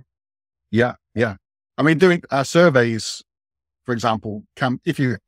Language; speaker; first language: English; native; English